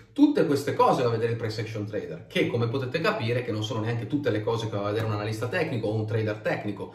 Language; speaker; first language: Italian; native; Italian